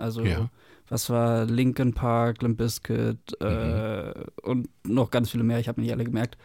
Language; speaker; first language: German; native; German